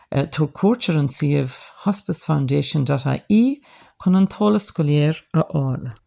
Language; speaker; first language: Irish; non-native, local second language; English